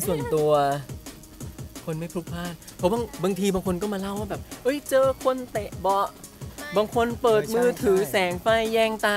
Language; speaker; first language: Thai; native; Thai